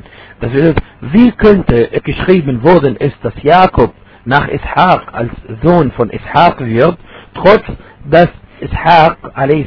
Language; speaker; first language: German; non-native, fluent; Arabic